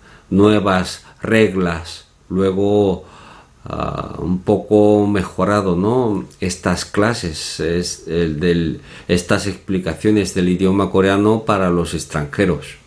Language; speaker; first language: Spanish; non-native, fluent; Korean